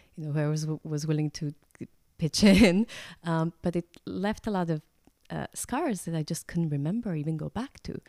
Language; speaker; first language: English; non-native, fluent; Croatian